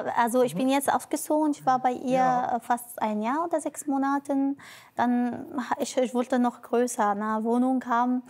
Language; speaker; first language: German; non-native, learner; Arabic